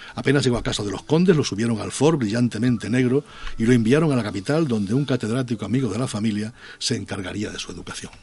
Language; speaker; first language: Spanish; native; Spanish